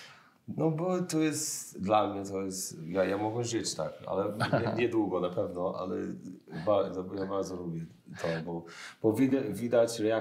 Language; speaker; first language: Polish; non-native, learner; English